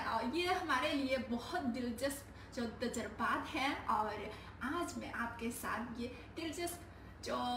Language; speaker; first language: Hindi; non-native, learner; Chinese